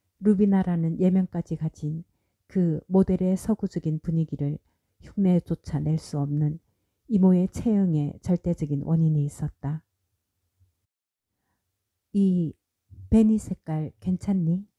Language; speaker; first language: Korean; native; Korean